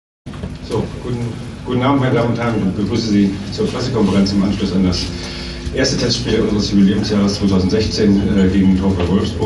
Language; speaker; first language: German; native; German